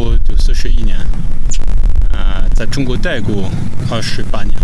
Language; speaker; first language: Chinese; non-native, fluent; French